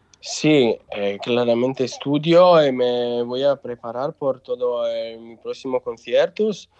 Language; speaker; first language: Spanish; non-native, local second language; Italian